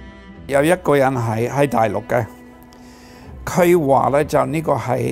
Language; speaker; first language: Chinese; non-native, fluent; English